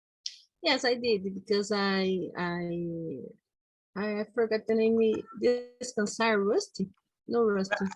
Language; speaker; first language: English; non-native, learner; Portuguese